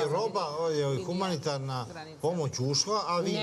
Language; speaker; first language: Bosnian; native; Bosnian